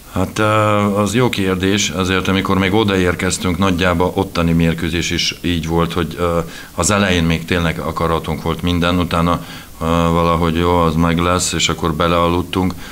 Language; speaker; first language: Hungarian; non-native, fluent; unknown